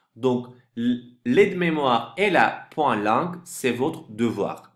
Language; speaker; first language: French; non-native, fluent; Turkish